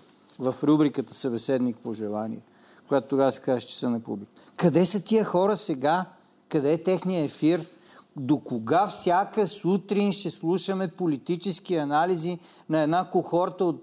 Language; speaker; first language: Bulgarian; native; Bulgarian